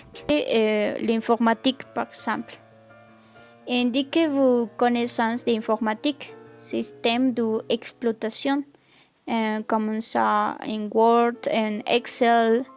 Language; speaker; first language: French; non-native, learner; Spanish